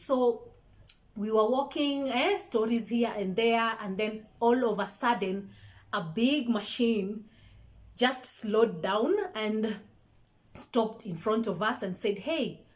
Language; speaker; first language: English; non-native, local second language; Swahili